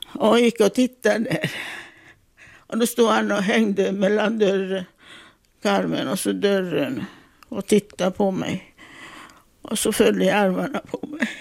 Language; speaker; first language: Swedish; non-native, fluent; Italian